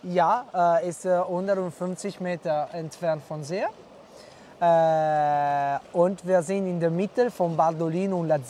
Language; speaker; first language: German; non-native, learner; Italian